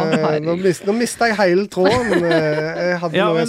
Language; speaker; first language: Norwegian; native; Norwegian